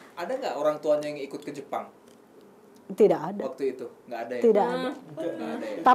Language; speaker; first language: Indonesian; native; Indonesian